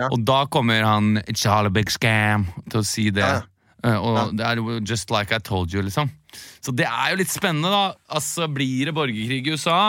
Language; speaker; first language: Norwegian; native; Norwegian